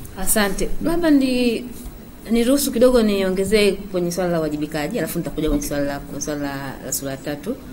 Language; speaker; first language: Swahili; native; Swahili